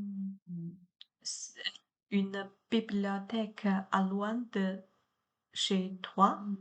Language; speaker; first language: French; non-native, learner; Chinese